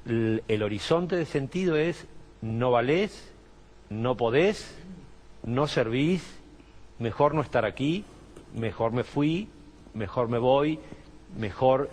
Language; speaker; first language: Spanish; native; Spanish